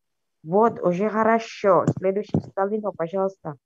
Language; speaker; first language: Russian; non-native, fluent; Indonesian